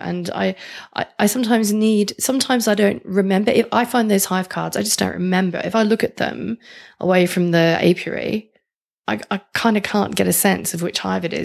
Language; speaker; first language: English; native; English